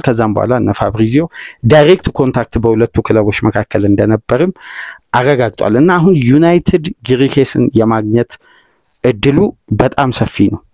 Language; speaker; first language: Amharic; native; Amharic